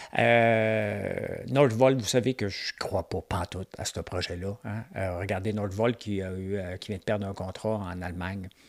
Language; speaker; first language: French; native; French